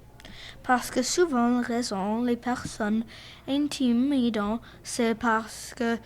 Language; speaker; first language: French; non-native, local second language; English